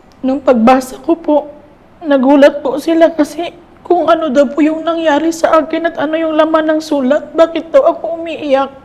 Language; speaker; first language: Filipino; non-native, local second language; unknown